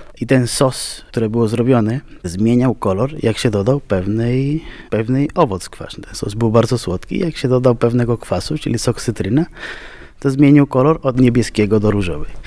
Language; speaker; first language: Polish; non-native, fluent; Spanish